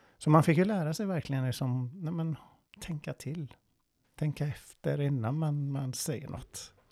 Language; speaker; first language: Swedish; non-native, fluent; Persian